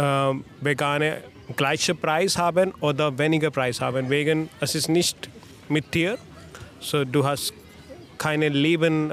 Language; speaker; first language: German; non-native, learner; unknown